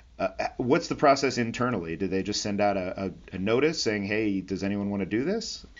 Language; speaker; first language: English; native; English